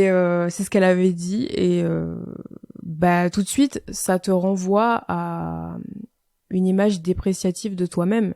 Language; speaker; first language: French; native; French